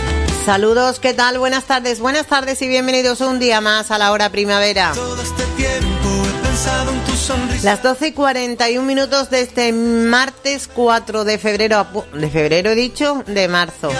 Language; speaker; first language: Spanish; native; Spanish